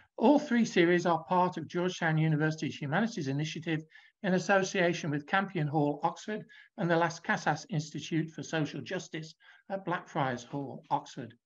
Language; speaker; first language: English; native; English